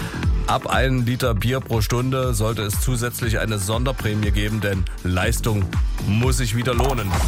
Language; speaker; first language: German; native; German